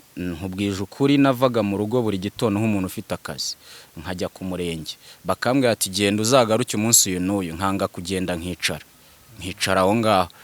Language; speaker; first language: Kinyarwanda; early bilingual, other home language; Swahili